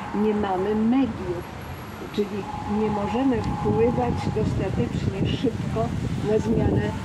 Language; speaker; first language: Polish; native; Polish